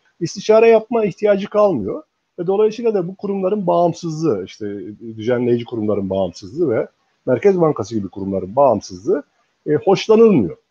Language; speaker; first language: Turkish; native; Turkish